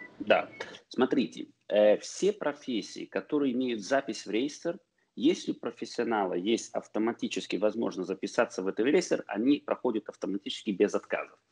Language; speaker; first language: Russian; early bilingual, heritage; Russian